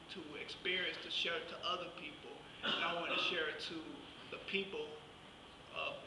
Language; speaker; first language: English; native; English